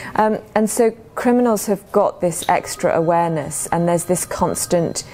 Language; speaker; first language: English; native; English